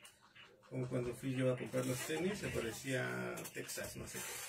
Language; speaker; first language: Spanish; native; Spanish